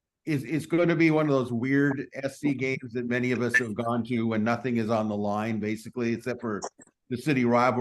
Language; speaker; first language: English; native; English